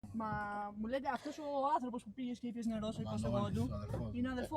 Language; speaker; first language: Greek; native; Greek